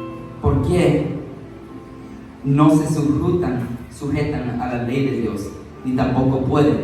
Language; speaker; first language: Spanish; early bilingual, heritage; Spanish